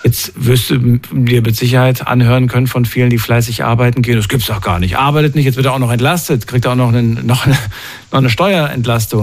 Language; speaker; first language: German; native; German